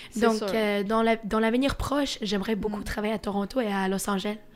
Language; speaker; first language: French; early bilingual, other home language; Russian